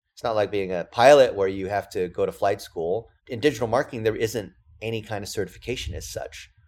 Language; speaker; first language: English; early bilingual, other home language; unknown